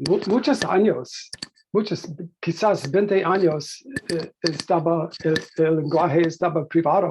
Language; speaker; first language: Spanish; non-native, learner; English